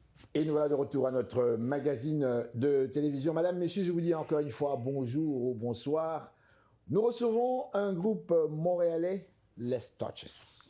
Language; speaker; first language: French; native; French